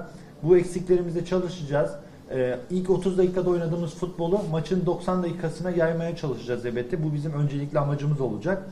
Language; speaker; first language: Turkish; native; Turkish